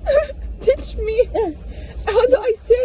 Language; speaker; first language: English; non-native, fluent; Arabic